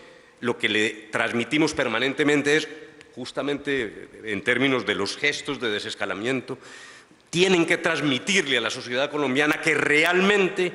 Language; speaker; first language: Spanish; native; Spanish